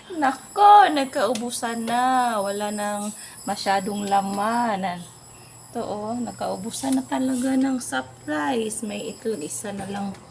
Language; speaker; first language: Filipino; non-native, local second language; Cebuano